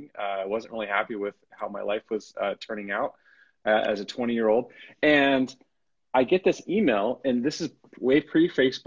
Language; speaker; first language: English; native; English